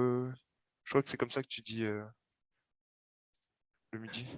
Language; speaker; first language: French; native; French